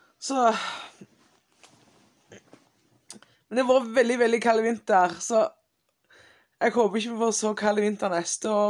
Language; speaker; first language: Norwegian; non-native, fluent; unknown